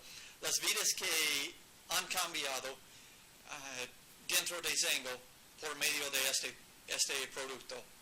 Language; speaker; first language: Spanish; non-native, learner; English